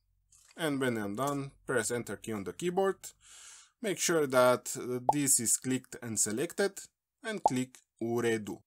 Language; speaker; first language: English; non-native, fluent; Slovenian